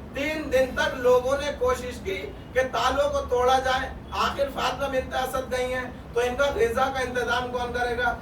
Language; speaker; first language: Urdu; native; Urdu